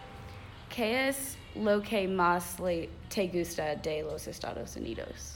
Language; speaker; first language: Spanish; non-native, learner; English